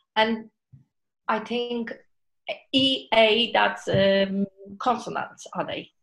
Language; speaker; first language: English; non-native, fluent; Polish